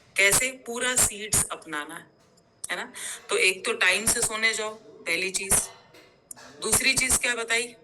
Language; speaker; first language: Hindi; non-native, local second language; Gujarati